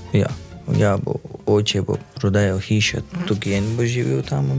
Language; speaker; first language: Slovenian; non-native, learner; Urdu